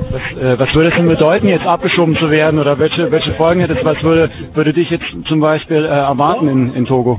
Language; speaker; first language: German; native; German